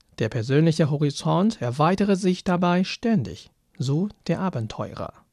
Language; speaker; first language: German; non-native, fluent; Chinese